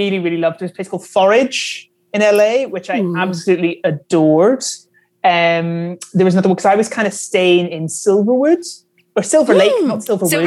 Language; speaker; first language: English; native; English